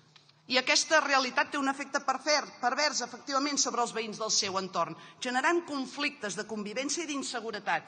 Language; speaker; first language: Catalan; native; Catalan